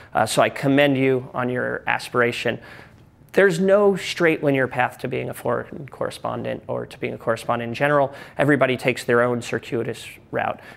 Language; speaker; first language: English; native; English